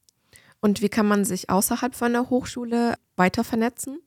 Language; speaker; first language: German; native; German